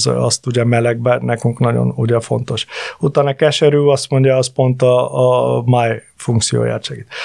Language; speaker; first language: Hungarian; non-native, fluent; Punjabi